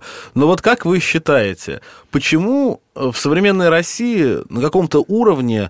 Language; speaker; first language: Russian; native; Russian